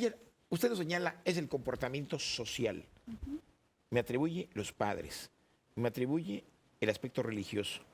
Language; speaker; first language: Spanish; native; Spanish